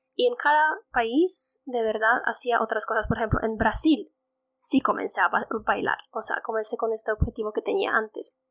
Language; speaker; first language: Spanish; non-native, fluent; Polish